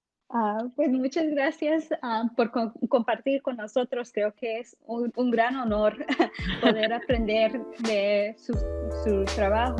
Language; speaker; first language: Spanish; early bilingual, heritage; English